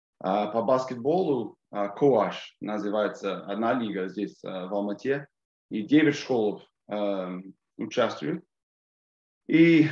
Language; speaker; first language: Russian; non-native, fluent; English